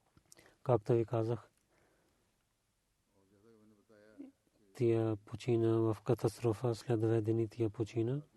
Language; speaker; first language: Bulgarian; non-native, learner; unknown